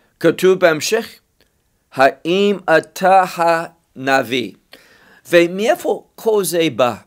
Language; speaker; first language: Hebrew; non-native, fluent; English